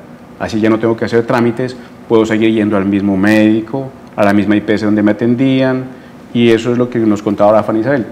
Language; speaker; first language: Spanish; native; Spanish